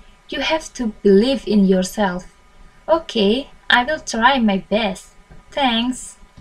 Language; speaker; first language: English; non-native, learner; Indonesian